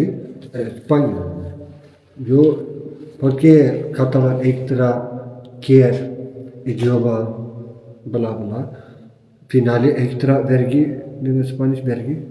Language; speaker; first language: Spanish; non-native, learner; Turkish